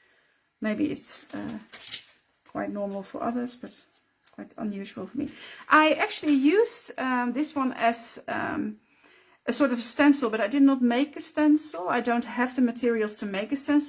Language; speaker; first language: English; non-native, fluent; Dutch